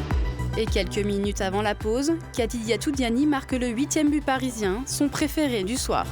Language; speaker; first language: French; native; French